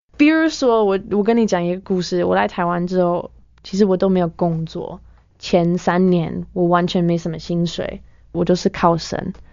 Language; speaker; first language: Chinese; non-native, fluent; English